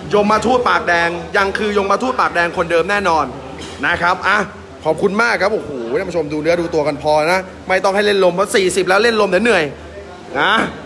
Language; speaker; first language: Thai; native; Thai